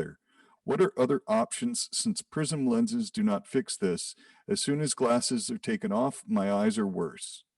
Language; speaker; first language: English; native; English